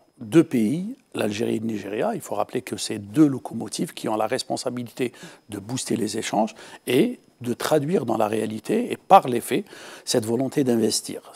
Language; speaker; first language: French; non-native, local second language; Arabic